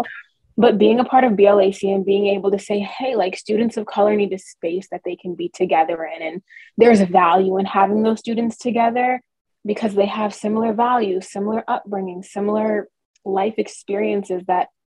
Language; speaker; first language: English; native; English